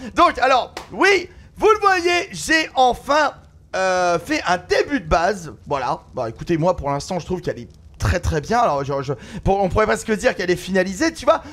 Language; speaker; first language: French; native; French